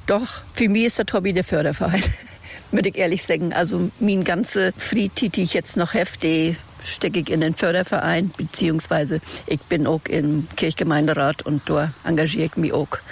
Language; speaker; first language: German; native; German